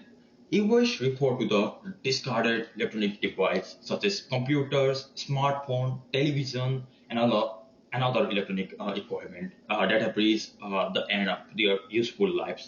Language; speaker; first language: English; non-native, learner; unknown